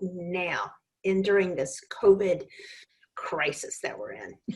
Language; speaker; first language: English; native; English